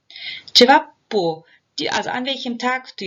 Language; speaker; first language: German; non-native, fluent; Turkish